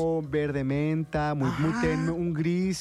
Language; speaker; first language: Spanish; native; Spanish